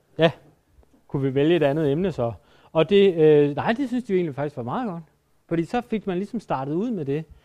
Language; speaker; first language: Danish; native; Danish